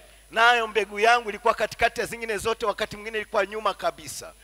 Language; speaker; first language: Swahili; native; Swahili